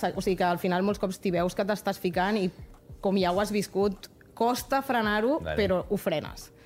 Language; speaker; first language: Catalan; non-native, local second language; Spanish